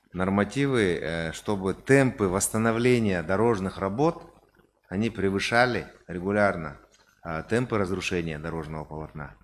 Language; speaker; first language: Russian; non-native, local second language; Kazakh